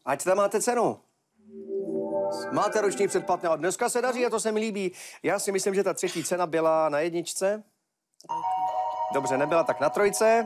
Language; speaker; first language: Czech; native; Czech